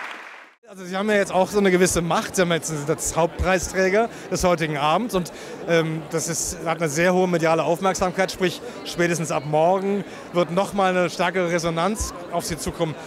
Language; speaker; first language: German; native; German